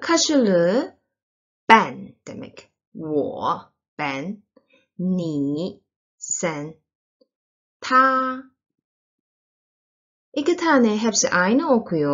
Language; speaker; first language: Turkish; non-native, learner; Chinese